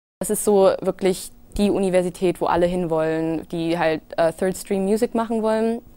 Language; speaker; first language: German; early bilingual, other home language; English